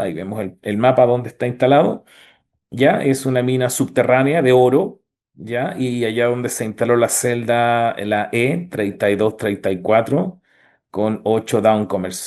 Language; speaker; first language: Spanish; native; Spanish